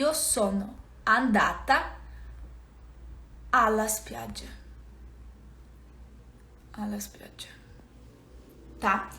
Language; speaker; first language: Italian; non-native, fluent; Portuguese